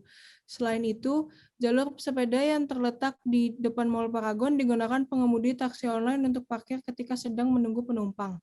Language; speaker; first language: Indonesian; native; Indonesian